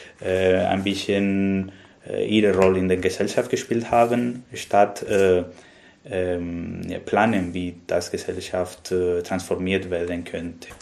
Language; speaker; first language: German; non-native, fluent; Spanish